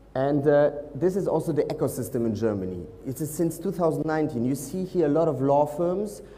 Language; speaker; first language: English; non-native, fluent; German